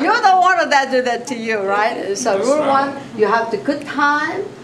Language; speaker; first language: English; non-native, fluent; Korean